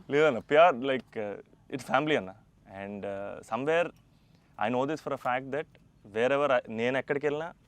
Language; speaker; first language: Telugu; native; Telugu